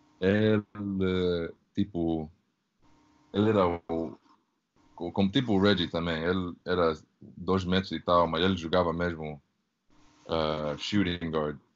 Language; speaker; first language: Portuguese; early bilingual, heritage; Portuguese